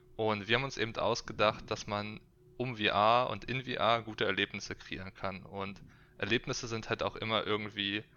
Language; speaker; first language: German; native; German